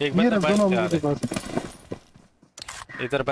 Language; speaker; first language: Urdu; non-native, local second language; Pashto